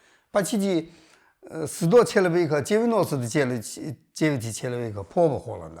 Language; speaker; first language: Russian; non-native, learner; Chinese